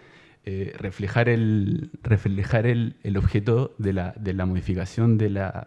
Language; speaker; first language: Spanish; native; Spanish